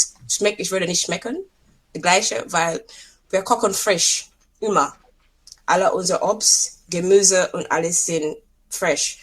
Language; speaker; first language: German; non-native, fluent; English